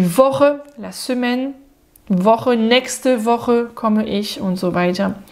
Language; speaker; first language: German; non-native, fluent; French